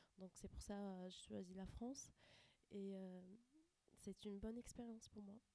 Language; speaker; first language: French; non-native, local second language; Arabic